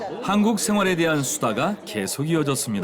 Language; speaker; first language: Korean; native; Korean